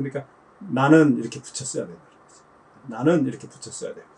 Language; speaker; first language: Korean; native; Korean